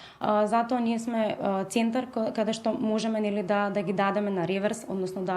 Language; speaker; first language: Macedonian; native; Macedonian